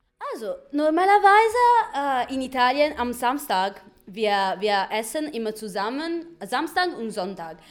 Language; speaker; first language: German; non-native, learner; Italian